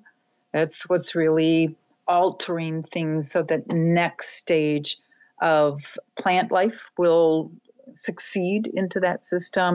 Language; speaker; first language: English; native; English